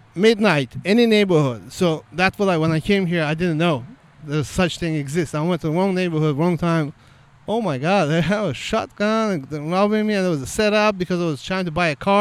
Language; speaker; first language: English; non-native, fluent; Azerbaijani